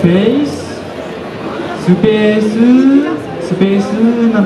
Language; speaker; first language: Japanese; non-native, fluent; French